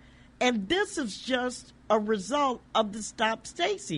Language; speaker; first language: English; native; English